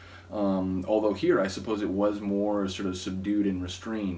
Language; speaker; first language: English; native; English